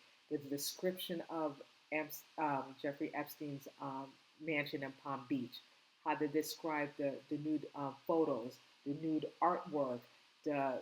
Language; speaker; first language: English; native; English